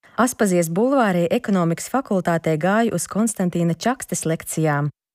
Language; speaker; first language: Latvian; non-native, local second language; Ukrainian